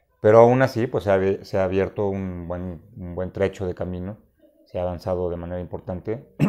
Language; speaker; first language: Spanish; native; Spanish